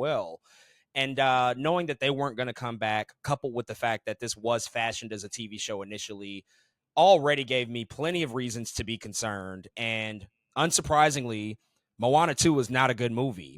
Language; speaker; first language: English; native; English